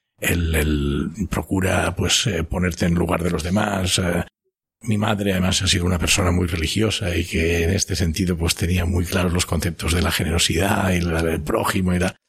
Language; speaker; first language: Spanish; non-native, local second language; Catalan